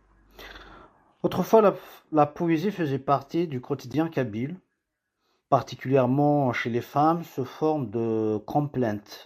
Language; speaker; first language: French; non-native, local second language; Kabyle